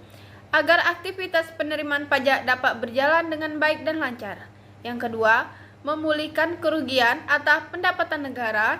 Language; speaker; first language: Indonesian; native; Indonesian